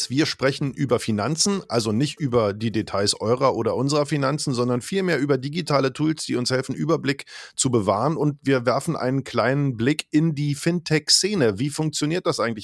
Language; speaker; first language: German; native; German